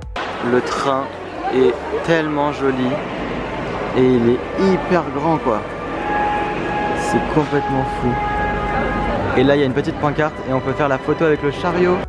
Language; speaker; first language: French; native; French